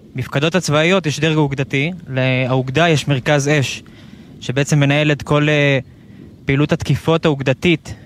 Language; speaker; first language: Hebrew; native; Hebrew